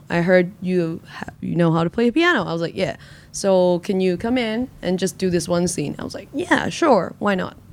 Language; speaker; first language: English; native; English